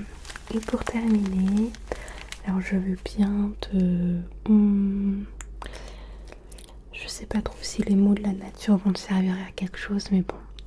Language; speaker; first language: French; early bilingual, other home language; Turkish